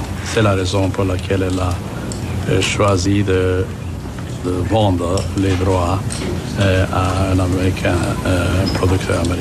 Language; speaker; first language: French; non-native, fluent; German